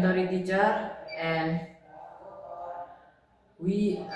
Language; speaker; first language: English; non-native, learner; Indonesian